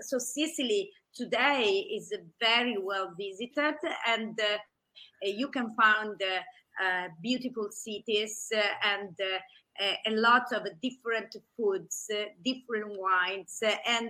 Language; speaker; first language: English; non-native, fluent; Italian